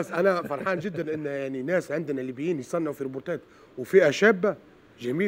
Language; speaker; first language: Arabic; native; Arabic